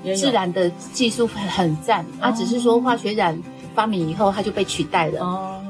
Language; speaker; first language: Chinese; native; Chinese